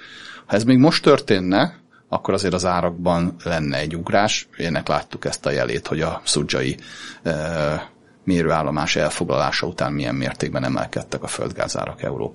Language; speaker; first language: Hungarian; native; Hungarian